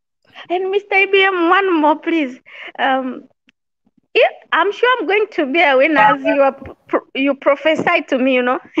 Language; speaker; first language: English; non-native, local second language; Swahili